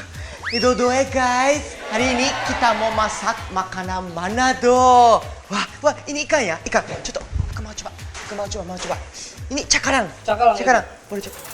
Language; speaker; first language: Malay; non-native, learner; Japanese